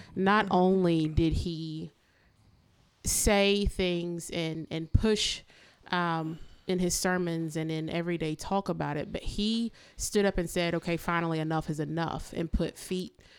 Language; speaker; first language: English; native; English